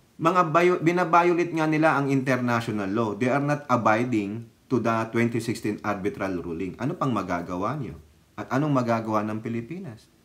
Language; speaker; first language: Filipino; native; Filipino